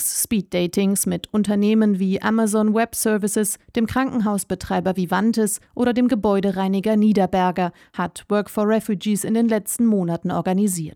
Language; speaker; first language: German; native; German